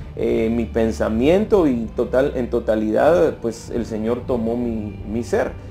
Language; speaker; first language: Spanish; native; Spanish